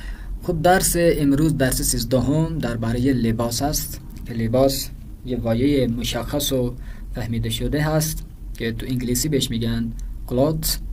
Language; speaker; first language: Persian; non-native, fluent; Urdu